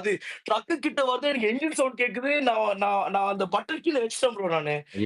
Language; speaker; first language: Tamil; native; Tamil